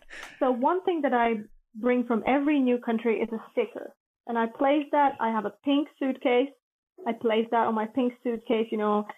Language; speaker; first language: English; non-native, fluent; Latvian